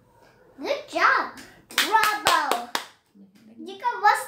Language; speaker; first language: English; non-native, learner; Vietnamese